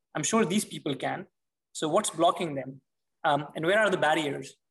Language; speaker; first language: English; non-native, local second language; Hindi